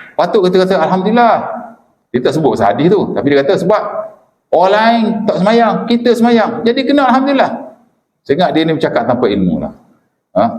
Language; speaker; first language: Malay; native; Malay